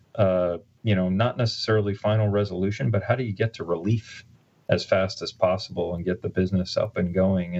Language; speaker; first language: English; native; English